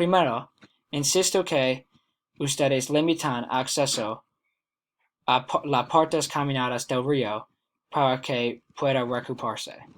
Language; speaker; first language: Spanish; non-native, learner; English